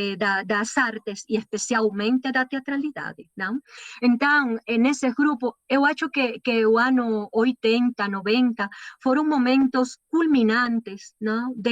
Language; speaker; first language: Portuguese; non-native, learner; Spanish